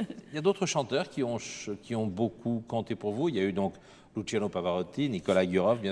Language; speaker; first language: French; native; French